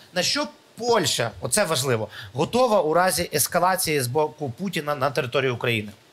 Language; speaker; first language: Ukrainian; native; Ukrainian